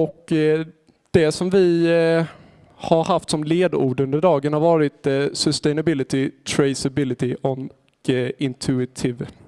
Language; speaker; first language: Swedish; native; Swedish